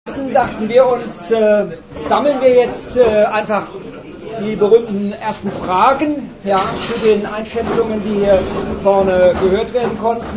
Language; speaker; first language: German; native; German